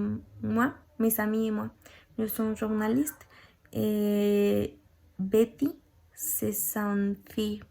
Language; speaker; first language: French; non-native, learner; Spanish